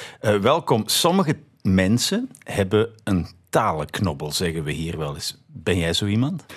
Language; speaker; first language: Dutch; native; Dutch